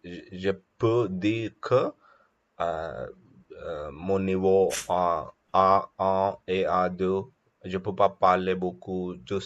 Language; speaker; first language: French; non-native, learner; Telugu